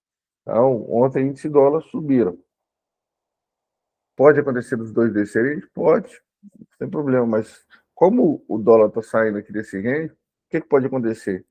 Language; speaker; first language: Portuguese; native; Portuguese